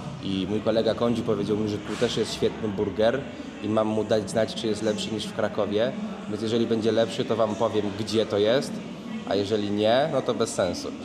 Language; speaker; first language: Polish; native; Polish